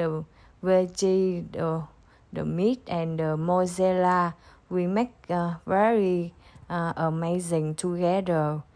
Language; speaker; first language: English; non-native, learner; Vietnamese